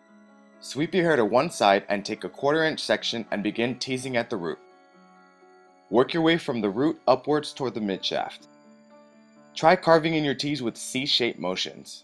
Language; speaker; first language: English; native; English